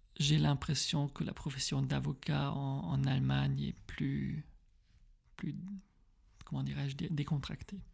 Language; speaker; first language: French; early bilingual, heritage; French